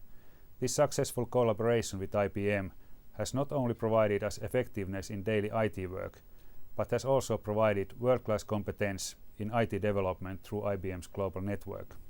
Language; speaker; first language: English; non-native, fluent; Finnish